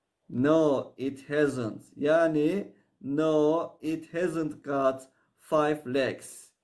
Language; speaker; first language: English; non-native, fluent; Turkish